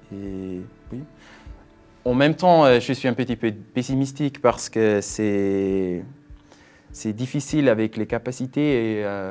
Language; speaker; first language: French; non-native, fluent; Swiss German